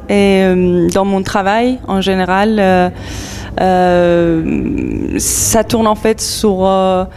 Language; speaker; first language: French; non-native, fluent; Persian